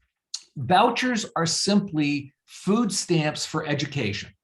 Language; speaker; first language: English; native; English